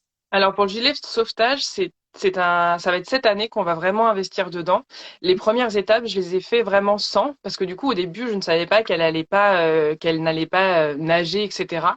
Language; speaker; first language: French; native; French